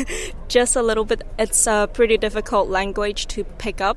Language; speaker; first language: English; non-native, local second language; Cantonese